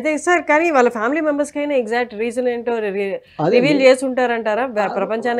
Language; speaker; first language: Telugu; native; Telugu